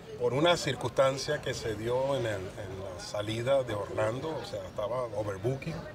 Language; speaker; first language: Spanish; native; Spanish